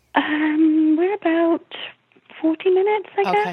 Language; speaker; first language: English; native; English